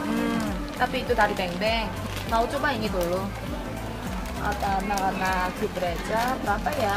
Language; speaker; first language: Indonesian; non-native, fluent; Korean